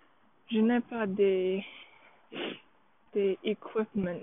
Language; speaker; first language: French; non-native, learner; English